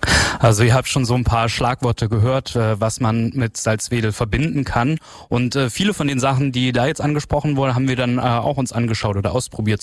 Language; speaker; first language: German; native; German